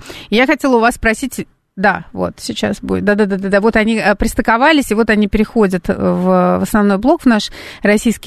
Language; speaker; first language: Russian; native; Russian